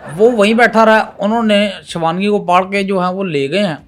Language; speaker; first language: Urdu; non-native, local second language; Punjabi